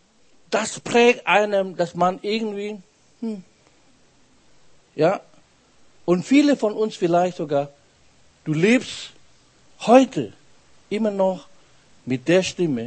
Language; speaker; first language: German; non-native, fluent; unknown